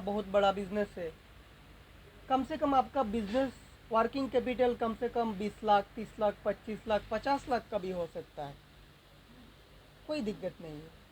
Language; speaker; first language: Hindi; non-native, local second language; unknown